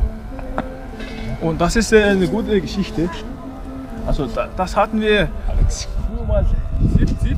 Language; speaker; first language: German; non-native, learner; Mongolian